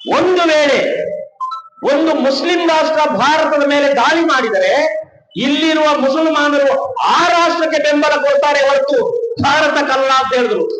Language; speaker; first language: Kannada; non-native, local second language; Kodava